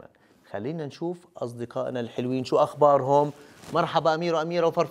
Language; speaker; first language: Arabic; native; Arabic